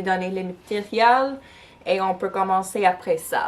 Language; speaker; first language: French; non-native, local second language; English